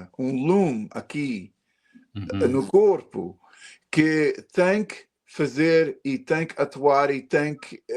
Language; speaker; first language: Portuguese; early bilingual, heritage; Portuguese